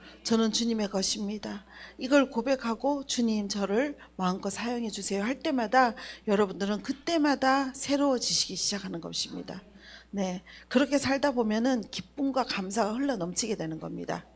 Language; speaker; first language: Korean; native; Korean